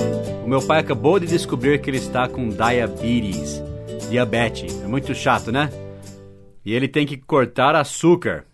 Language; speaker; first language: Portuguese; non-native, fluent; English